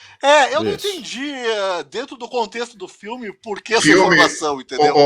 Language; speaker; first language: Portuguese; native; Portuguese